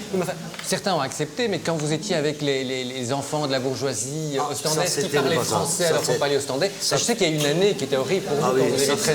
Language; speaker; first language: French; native; French